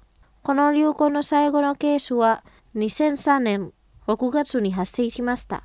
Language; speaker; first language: Japanese; non-native, fluent; Indonesian